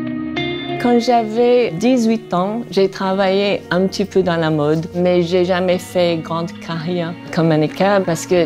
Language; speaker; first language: French; non-native, fluent; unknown